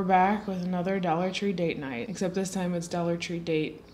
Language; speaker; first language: English; native; English